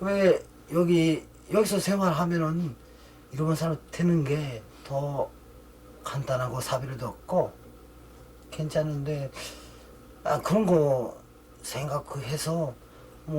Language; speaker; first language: Korean; early bilingual, heritage; Korean